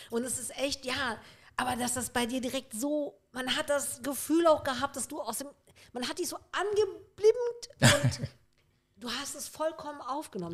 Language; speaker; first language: German; native; German